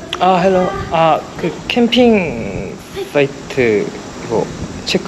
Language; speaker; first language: Japanese; non-native, learner; Korean